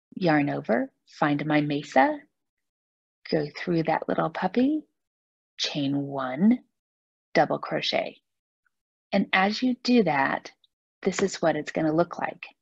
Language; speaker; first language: English; native; English